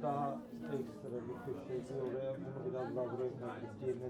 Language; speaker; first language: Turkish; native; Turkish